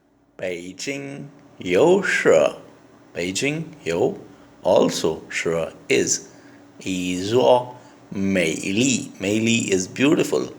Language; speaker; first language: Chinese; non-native, learner; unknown